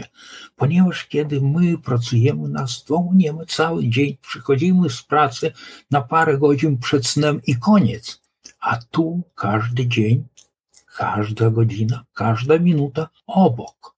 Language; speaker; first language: Polish; non-native, local second language; Lithuanian